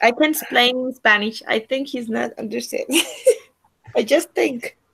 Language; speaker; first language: English; non-native, learner; Spanish